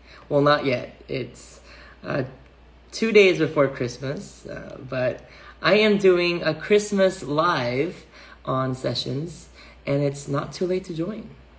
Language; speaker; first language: English; early bilingual, other home language; Korean